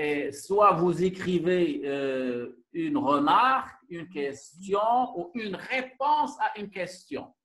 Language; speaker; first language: French; non-native, local second language; Arabic